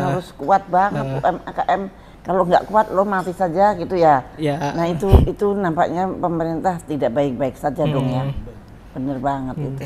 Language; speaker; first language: Indonesian; native; Indonesian